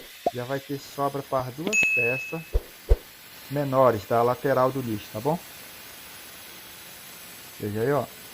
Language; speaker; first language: Portuguese; native; Portuguese